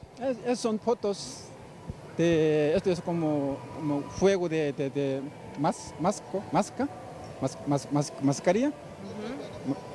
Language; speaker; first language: Spanish; non-native, fluent; Korean